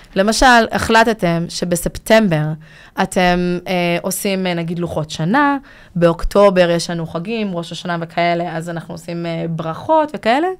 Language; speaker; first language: Hebrew; early bilingual, other home language; Russian